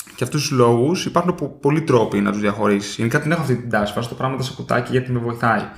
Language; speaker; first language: Greek; early bilingual, heritage; Greek